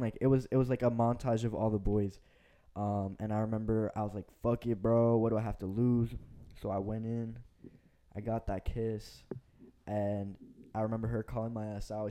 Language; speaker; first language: English; early bilingual, other home language; Spanish